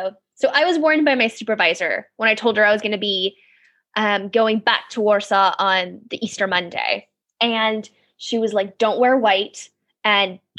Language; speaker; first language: English; native; English